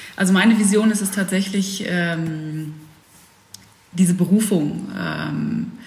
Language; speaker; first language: German; early bilingual, other home language; Dutch